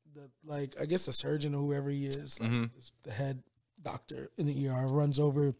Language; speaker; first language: English; native; English